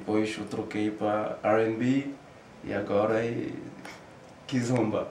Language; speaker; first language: Portuguese; non-native, learner; French